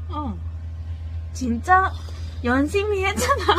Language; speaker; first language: Korean; non-native, learner; Vietnamese